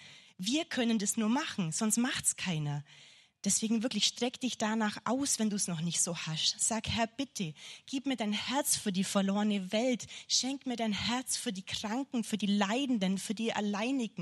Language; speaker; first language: German; native; German